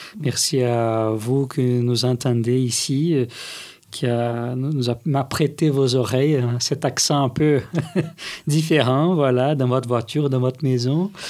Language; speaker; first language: French; non-native, fluent; Portuguese